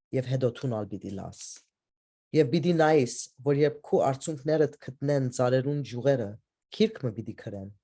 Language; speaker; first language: Armenian; early bilingual, heritage; Armenian